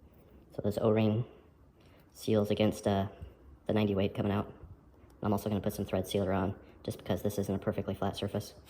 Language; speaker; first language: English; native; English